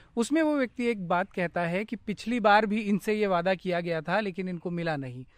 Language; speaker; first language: Hindi; native; Hindi